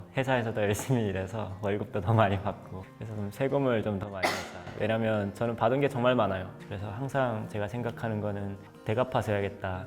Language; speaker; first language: Korean; native; Korean